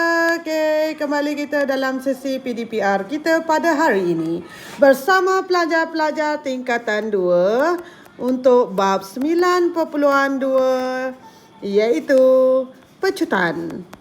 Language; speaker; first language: Malay; native; Malay